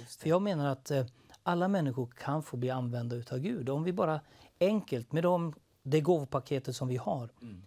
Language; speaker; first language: Swedish; native; Swedish